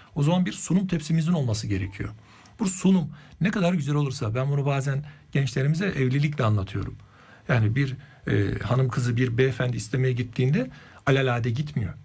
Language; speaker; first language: Turkish; native; Turkish